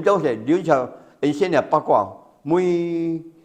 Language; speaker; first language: Spanish; non-native, learner; Chinese